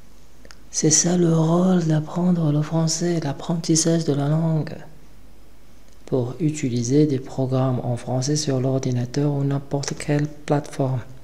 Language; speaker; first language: French; non-native, local second language; Arabic